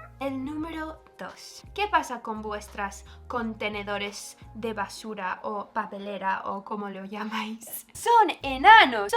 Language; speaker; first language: Spanish; non-native, fluent; English